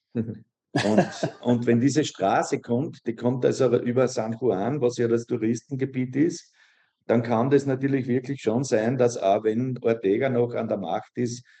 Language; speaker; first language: German; native; German